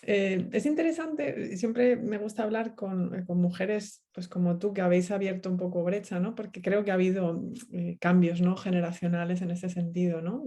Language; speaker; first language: Spanish; native; Spanish